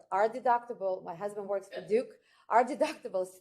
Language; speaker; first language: English; non-native, fluent; Ukrainian